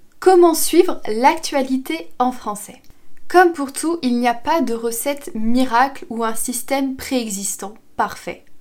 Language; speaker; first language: French; native; French